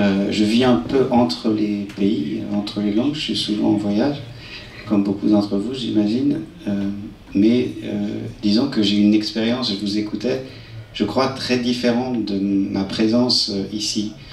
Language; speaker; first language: French; native; French